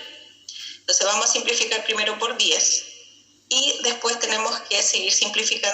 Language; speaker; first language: Spanish; native; Spanish